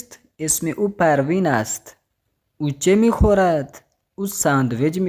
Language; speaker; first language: Persian; non-native, fluent; Urdu